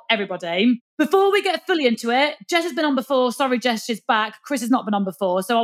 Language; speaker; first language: English; native; English